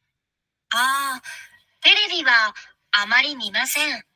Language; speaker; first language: Japanese; non-native, learner; Bangla